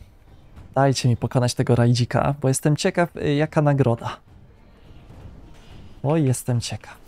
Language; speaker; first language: Polish; native; Polish